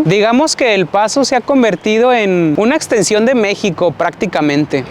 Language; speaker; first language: Spanish; native; Spanish